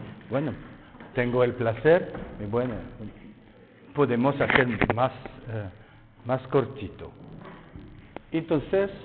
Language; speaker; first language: Spanish; non-native, fluent; French